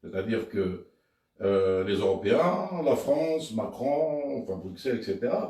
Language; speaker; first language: French; non-native, local second language; Arabic